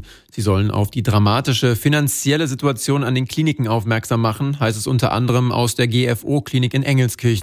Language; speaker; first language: German; native; German